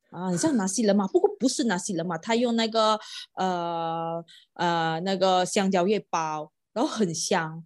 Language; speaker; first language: Chinese; non-native, local second language; Malay